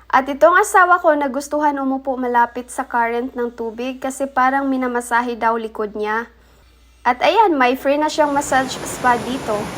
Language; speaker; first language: Filipino; non-native, local second language; Cebuano